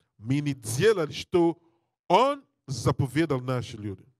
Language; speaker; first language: Russian; non-native, learner; English